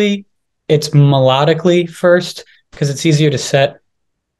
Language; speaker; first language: English; native; English